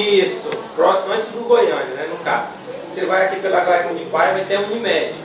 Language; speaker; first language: Portuguese; native; Portuguese